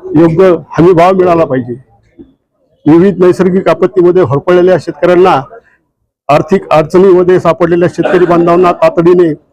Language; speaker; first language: Marathi; native; Marathi